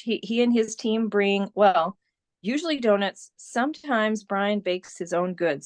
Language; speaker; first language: English; native; English